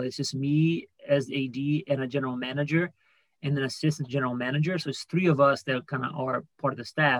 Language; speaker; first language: English; non-native, fluent; Portuguese